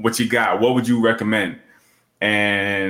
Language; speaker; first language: English; native; English